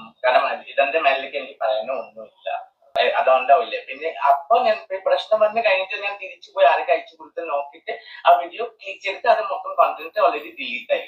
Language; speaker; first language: Malayalam; non-native, fluent; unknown